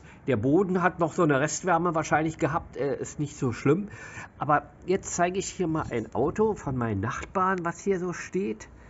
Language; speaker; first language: German; native; German